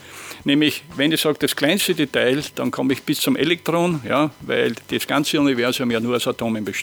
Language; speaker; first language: German; native; German